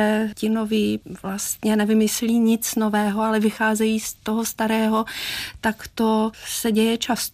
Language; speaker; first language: Czech; native; Czech